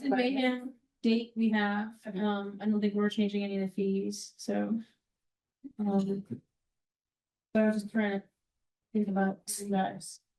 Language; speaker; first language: English; native; English